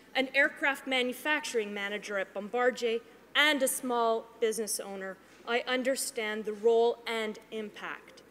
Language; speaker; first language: English; native; English